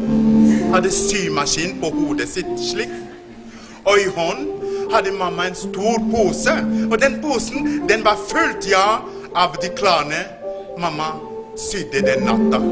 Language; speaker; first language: Norwegian; non-native, fluent; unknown